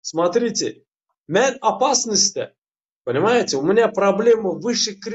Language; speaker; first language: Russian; non-native, local second language; Turkmen